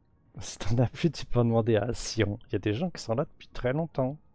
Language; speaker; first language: French; native; French